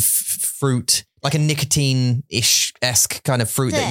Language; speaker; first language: English; native; English